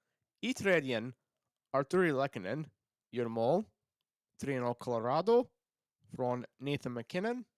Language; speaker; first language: Swedish; non-native, learner; English